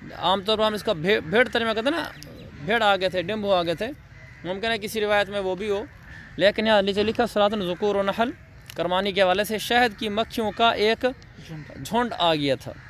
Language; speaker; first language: Urdu; native; Urdu